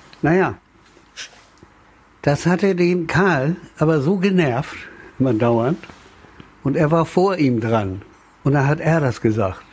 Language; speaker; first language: German; native; German